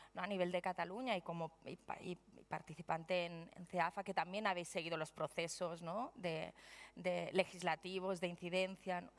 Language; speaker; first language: Spanish; non-native, local second language; Catalan